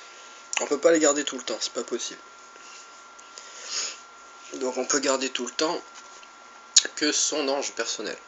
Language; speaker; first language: French; native; French